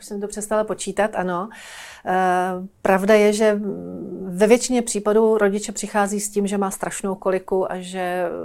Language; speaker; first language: Czech; native; Czech